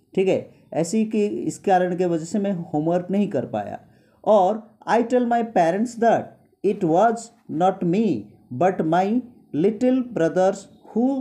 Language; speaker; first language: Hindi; non-native, local second language; Gujarati